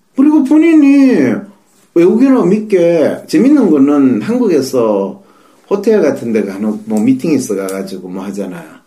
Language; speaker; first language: Korean; native; Korean